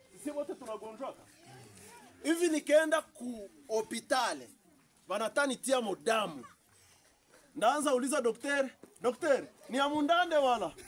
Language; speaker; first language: Swahili; non-native, local second language; Kinyarwanda